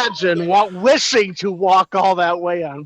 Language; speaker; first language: English; native; English